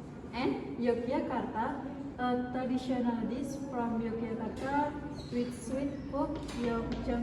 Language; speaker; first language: English; non-native, learner; Indonesian